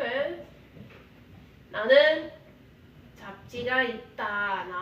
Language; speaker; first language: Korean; non-native, learner; English